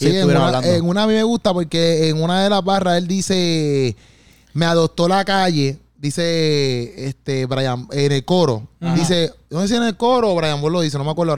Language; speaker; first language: Spanish; native; Spanish